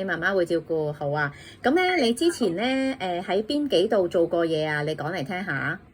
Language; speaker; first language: Cantonese; native; Cantonese